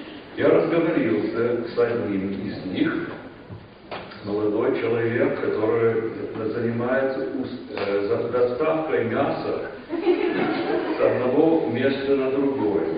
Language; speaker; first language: Russian; non-native, fluent; English